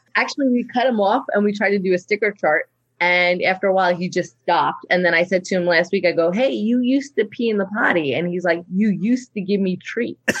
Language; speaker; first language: English; native; English